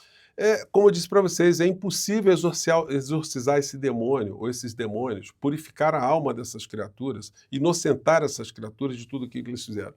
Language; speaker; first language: Portuguese; native; Portuguese